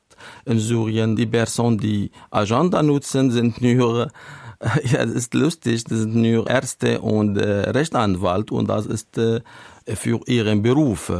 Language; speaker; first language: German; non-native, learner; Arabic